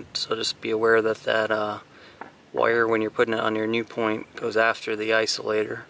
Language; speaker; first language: English; native; English